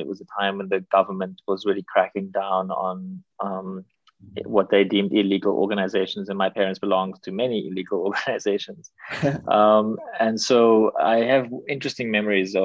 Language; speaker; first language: English; native; English